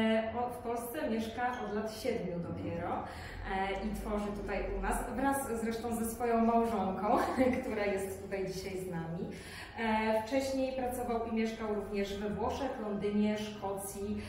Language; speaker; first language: Polish; native; Polish